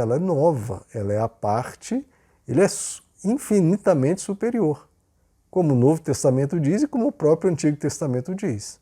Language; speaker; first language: Portuguese; native; Portuguese